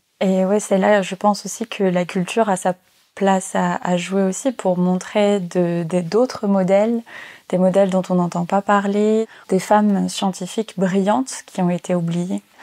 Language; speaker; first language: French; native; French